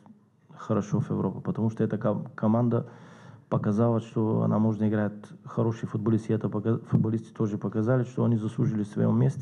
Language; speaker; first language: Russian; non-native, learner; Bulgarian